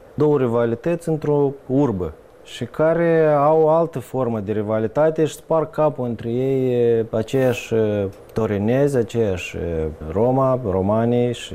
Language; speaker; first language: Romanian; native; Romanian